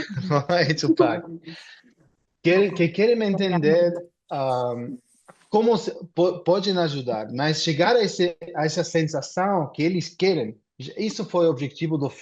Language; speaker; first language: Portuguese; non-native, fluent; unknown